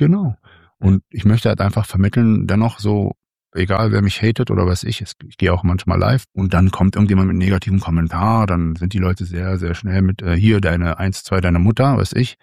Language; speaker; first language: German; native; German